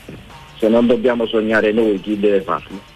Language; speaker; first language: Italian; native; Italian